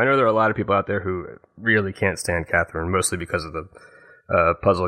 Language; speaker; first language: English; native; English